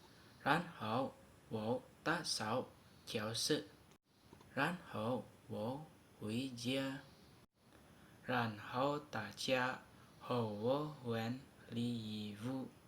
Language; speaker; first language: Chinese; non-native, learner; Indonesian